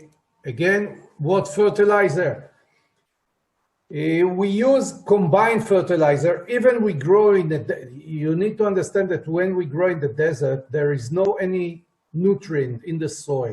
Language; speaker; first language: English; non-native, fluent; Hebrew